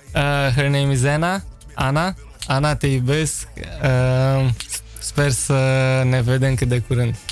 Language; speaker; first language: English; non-native, fluent; Romanian